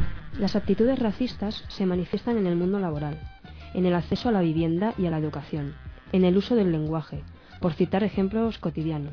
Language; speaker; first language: Spanish; native; Spanish